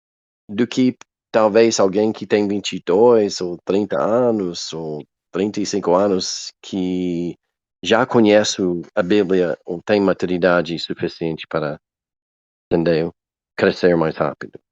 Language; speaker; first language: Portuguese; non-native, learner; English